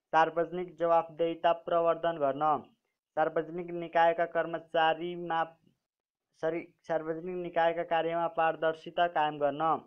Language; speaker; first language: Nepali; non-native, local second language; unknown